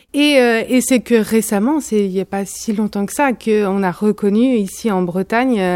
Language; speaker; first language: French; native; French